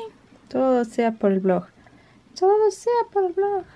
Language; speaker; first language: Spanish; native; Spanish